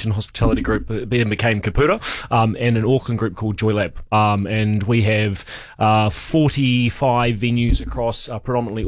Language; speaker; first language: English; native; English